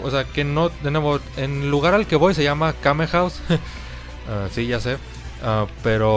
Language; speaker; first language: Spanish; native; Spanish